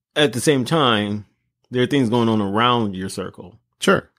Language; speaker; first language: English; native; English